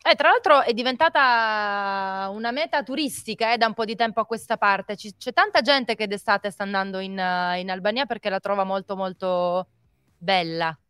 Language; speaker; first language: Italian; native; Italian